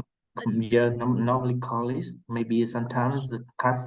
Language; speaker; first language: English; non-native, learner; Vietnamese